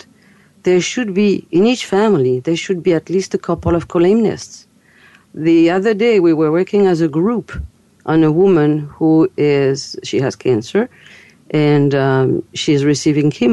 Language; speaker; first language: English; non-native, fluent; French